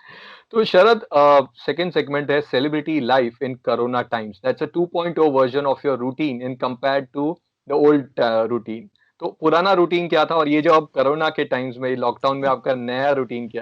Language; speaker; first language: Hindi; native; Hindi